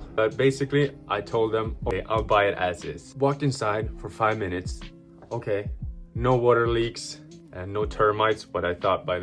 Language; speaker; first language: English; non-native, fluent; Swedish